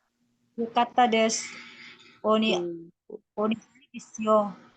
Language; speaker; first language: Japanese; non-native, learner; Filipino